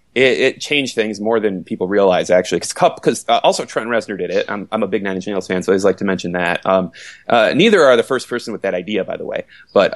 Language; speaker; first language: English; native; English